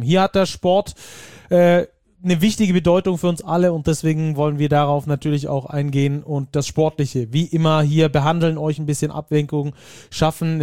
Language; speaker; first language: German; native; German